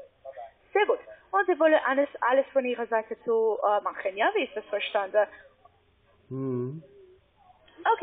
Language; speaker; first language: German; non-native, learner; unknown